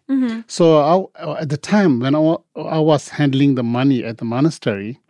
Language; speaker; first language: English; non-native, local second language; Tibetan